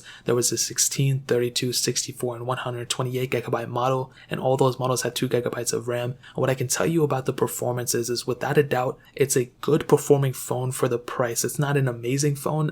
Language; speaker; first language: English; native; English